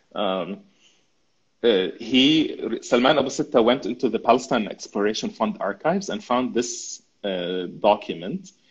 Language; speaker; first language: English; non-native, fluent; Arabic